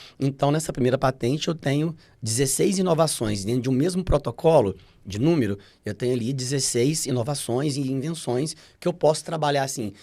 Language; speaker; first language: Portuguese; native; Portuguese